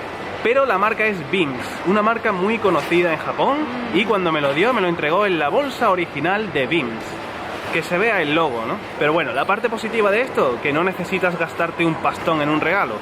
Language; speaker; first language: Spanish; native; Spanish